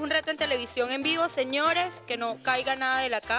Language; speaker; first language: Spanish; native; Spanish